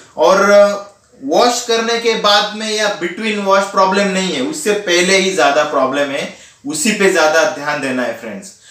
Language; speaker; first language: Hindi; non-native, local second language; Marathi